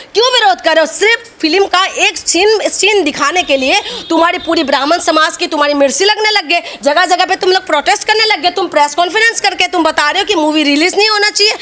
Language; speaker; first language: Hindi; non-native, local second language; Assamese